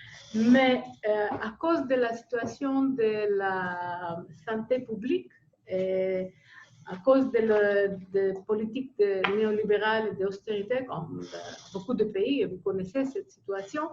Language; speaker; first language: French; non-native, fluent; Greek